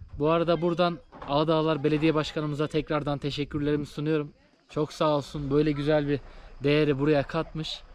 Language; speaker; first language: Turkish; native; Turkish